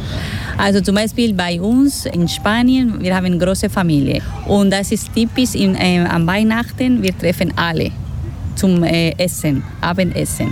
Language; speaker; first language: German; non-native, learner; Spanish